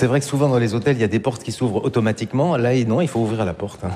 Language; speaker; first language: French; native; French